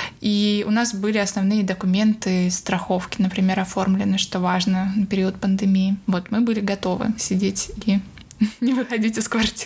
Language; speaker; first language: Russian; native; Russian